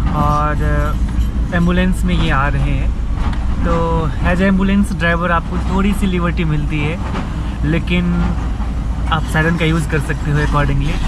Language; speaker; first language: Hindi; native; Hindi